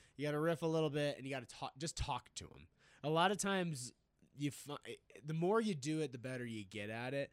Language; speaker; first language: English; native; English